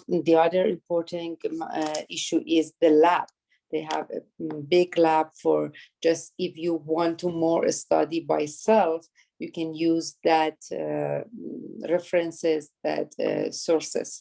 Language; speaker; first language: English; non-native, learner; Persian